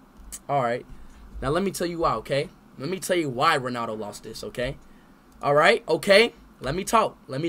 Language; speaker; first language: English; native; English